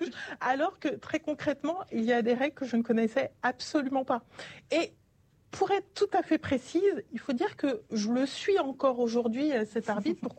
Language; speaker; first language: French; native; French